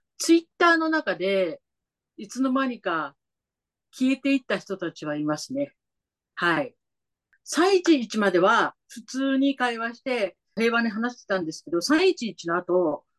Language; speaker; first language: Japanese; native; Japanese